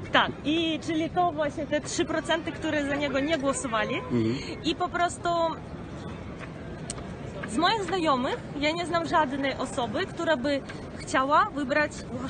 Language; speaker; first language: Polish; non-native, fluent; Russian